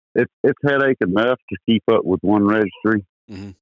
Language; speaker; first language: English; native; English